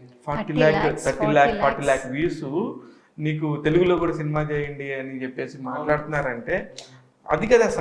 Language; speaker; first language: Telugu; native; Telugu